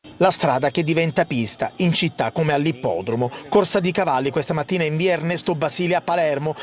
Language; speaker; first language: Italian; native; Italian